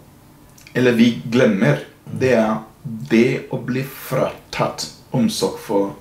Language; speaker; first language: Norwegian; non-native, fluent; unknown